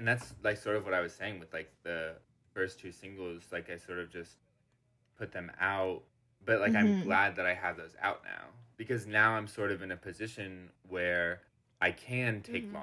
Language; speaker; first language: English; native; English